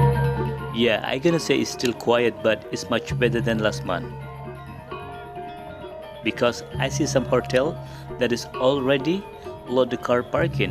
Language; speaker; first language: English; non-native, learner; Indonesian